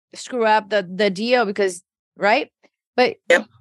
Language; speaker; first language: English; early bilingual, other home language; Portuguese